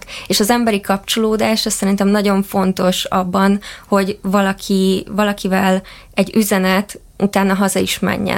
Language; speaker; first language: Hungarian; native; Hungarian